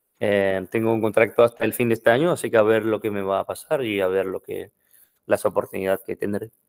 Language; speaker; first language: Spanish; non-native, fluent; French